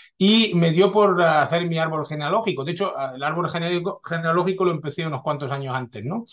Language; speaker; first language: Spanish; early bilingual, heritage; Spanish